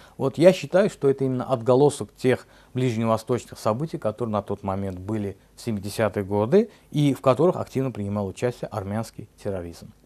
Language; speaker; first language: Russian; non-native, local second language; Azerbaijani